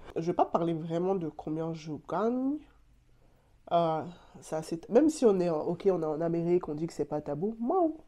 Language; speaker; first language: French; native; French